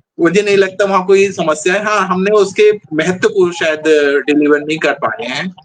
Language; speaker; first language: Hindi; native; Hindi